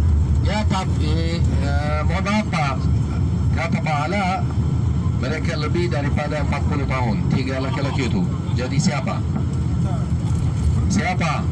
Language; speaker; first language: Indonesian; non-native, learner; Arabic